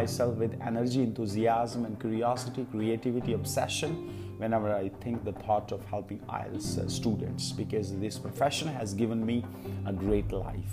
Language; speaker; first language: English; non-native, local second language; Hindi